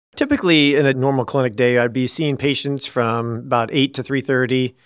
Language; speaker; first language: English; native; English